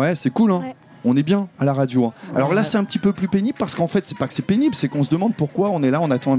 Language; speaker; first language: French; native; French